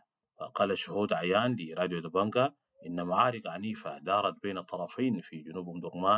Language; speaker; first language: Arabic; native; Arabic